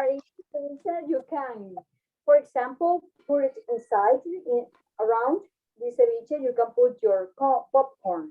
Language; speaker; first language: English; non-native, fluent; Spanish